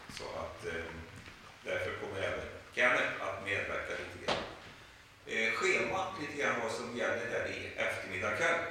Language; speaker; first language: Swedish; native; Swedish